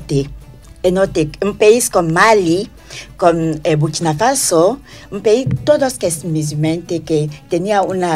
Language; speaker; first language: Spanish; non-native, learner; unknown